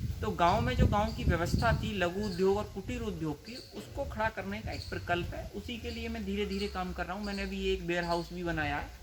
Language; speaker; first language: Hindi; native; Hindi